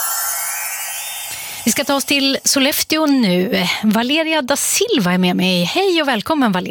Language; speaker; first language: Swedish; native; Swedish